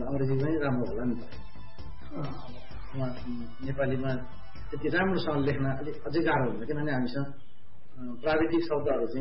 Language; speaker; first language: Nepali; non-native, local second language; Gurung